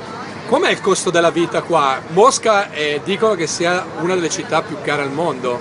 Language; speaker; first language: Italian; native; Italian